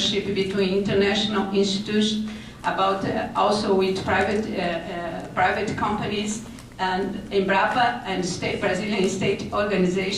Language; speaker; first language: English; non-native, fluent; Portuguese